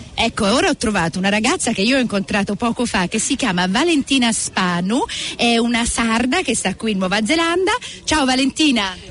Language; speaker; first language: Italian; native; Italian